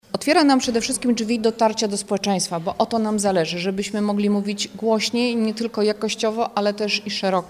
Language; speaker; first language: Polish; native; Polish